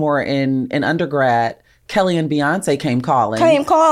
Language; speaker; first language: English; native; English